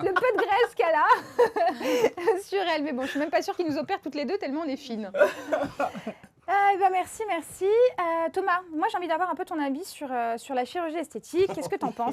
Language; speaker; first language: French; native; French